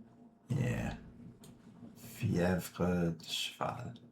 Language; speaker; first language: French; non-native, learner; English